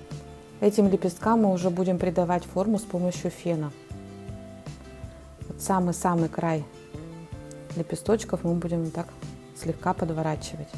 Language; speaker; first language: Russian; native; Russian